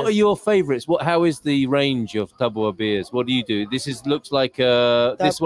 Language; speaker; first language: English; native; English